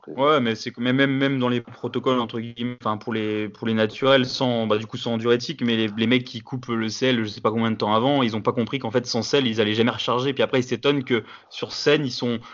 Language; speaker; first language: French; native; French